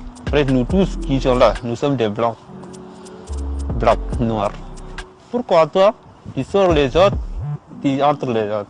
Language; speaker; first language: French; non-native, learner; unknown